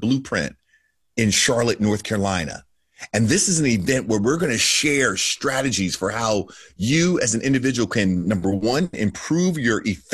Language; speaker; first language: English; native; English